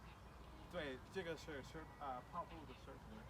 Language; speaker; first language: Chinese; non-native, learner; English